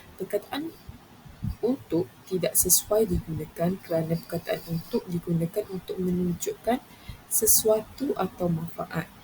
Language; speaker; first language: Malay; native; Malay